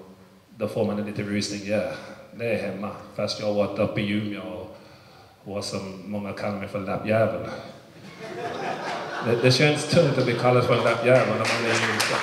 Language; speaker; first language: Swedish; early bilingual, other home language; English